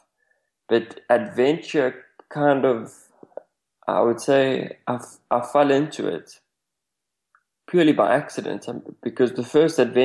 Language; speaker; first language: English; native; English